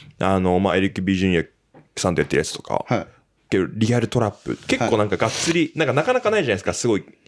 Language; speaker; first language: Japanese; native; Japanese